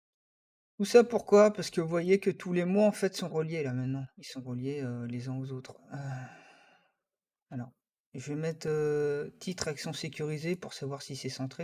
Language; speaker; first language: French; native; French